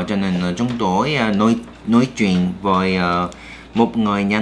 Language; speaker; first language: Vietnamese; non-native, learner; Korean